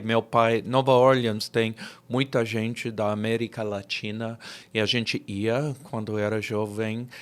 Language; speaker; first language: Portuguese; non-native, fluent; English